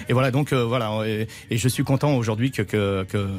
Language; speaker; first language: French; native; French